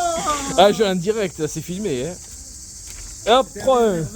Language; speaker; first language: French; native; French